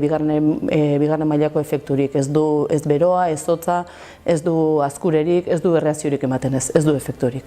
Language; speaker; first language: Basque; native; Basque